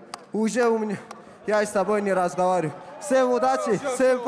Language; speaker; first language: Russian; non-native, learner; Persian